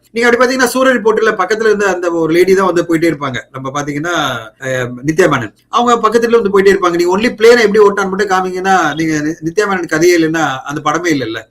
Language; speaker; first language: Tamil; non-native, local second language; Telugu